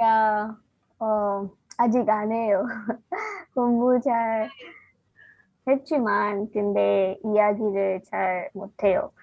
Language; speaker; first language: Korean; non-native, learner; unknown